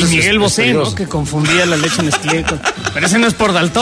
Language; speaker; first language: Spanish; native; Spanish